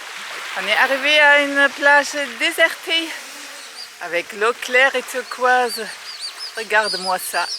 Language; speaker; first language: French; non-native, fluent; German